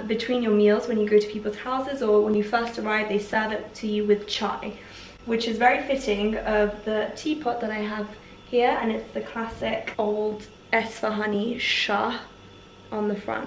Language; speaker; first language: English; early bilingual, other home language; Persian